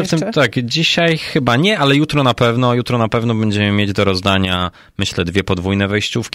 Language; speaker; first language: Polish; native; Polish